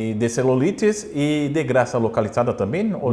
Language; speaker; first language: Spanish; non-native, learner; Portuguese